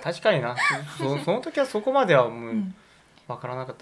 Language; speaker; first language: Japanese; non-native, fluent; Korean